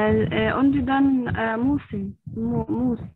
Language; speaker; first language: German; non-native, learner; Arabic